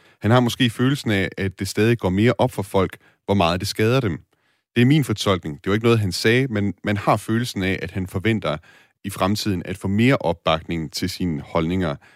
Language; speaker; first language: Danish; native; Danish